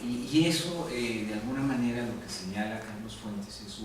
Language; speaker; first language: Spanish; native; Spanish